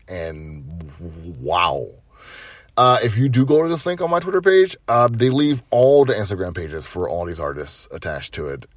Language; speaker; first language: English; native; English